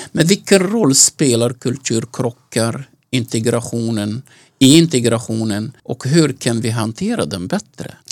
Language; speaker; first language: Swedish; non-native, fluent; Arabic